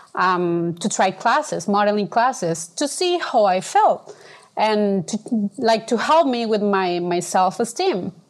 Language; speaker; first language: English; non-native, fluent; Spanish